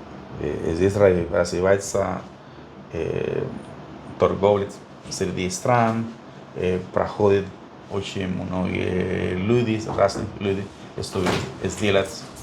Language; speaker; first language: Russian; non-native, fluent; Spanish